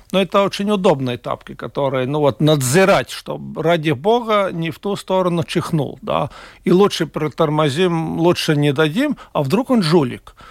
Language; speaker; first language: Russian; non-native, local second language; Latvian